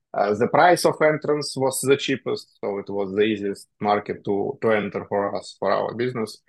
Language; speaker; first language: English; non-native, fluent; Russian